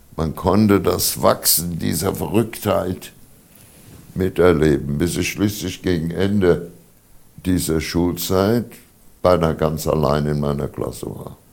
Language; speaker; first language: German; native; German